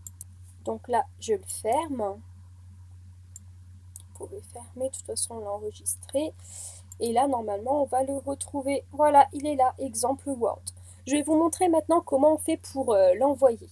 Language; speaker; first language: French; native; French